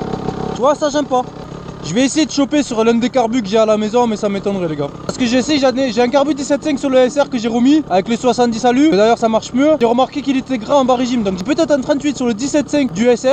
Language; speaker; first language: French; native; French